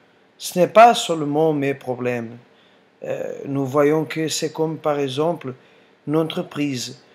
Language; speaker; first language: French; non-native, fluent; Portuguese